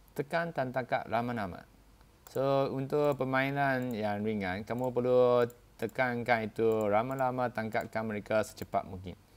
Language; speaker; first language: Malay; non-native, local second language; Chinese